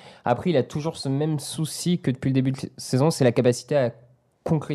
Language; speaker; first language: French; native; French